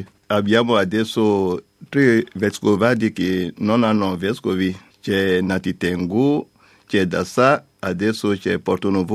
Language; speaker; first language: Italian; non-native, learner; French